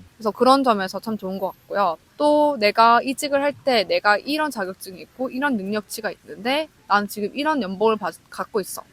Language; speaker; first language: Korean; native; Korean